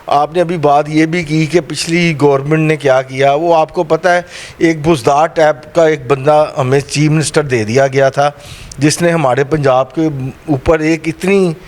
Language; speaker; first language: Urdu; non-native, local second language; Punjabi